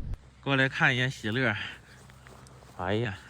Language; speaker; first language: Chinese; native; Chinese